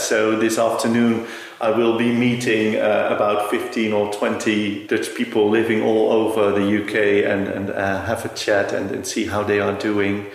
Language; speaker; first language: English; non-native, fluent; Dutch